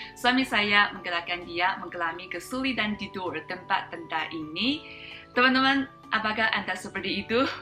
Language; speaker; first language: Indonesian; non-native, fluent; Chinese